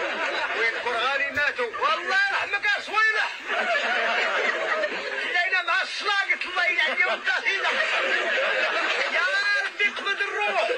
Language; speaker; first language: Arabic; native; Arabic